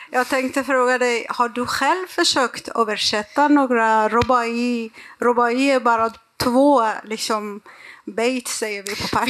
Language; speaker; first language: Swedish; non-native, fluent; Persian